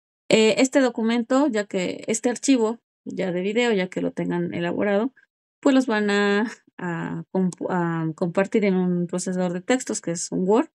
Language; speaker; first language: Spanish; native; Spanish